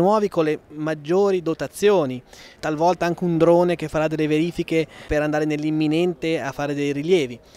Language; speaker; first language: Italian; native; Italian